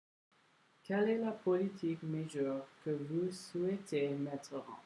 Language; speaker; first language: French; non-native, learner; English